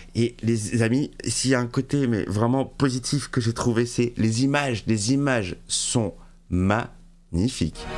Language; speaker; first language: French; native; French